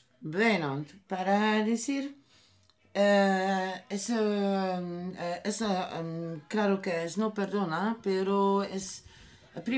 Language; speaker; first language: Spanish; non-native, learner; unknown